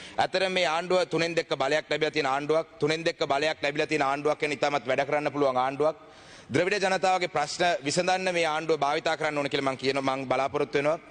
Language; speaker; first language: Sinhala; non-native, local second language; Tamil